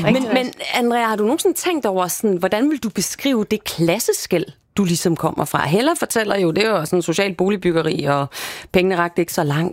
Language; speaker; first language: Danish; native; Danish